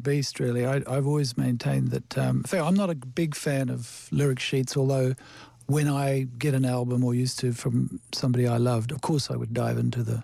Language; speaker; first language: English; native; English